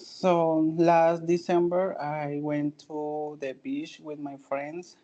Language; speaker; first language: English; non-native, learner; Spanish